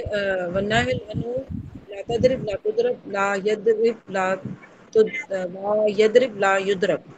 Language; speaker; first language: Arabic; non-native, learner; Urdu